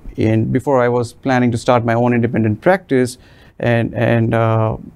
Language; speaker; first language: English; non-native, local second language; Gujarati